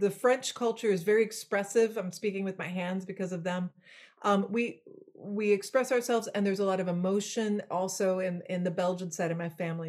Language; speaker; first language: English; non-native, fluent; French